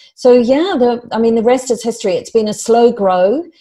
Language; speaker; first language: English; native; English